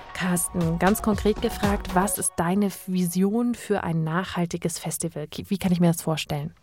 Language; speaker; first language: German; native; German